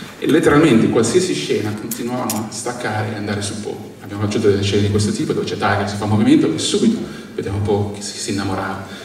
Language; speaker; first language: Italian; native; Italian